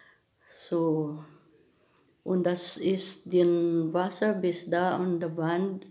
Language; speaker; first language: German; non-native, learner; Filipino